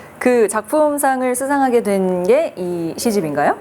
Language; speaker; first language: Korean; native; Korean